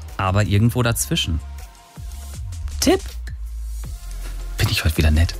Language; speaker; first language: German; native; German